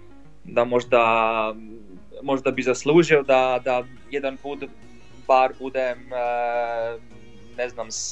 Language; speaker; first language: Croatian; non-native, fluent; Polish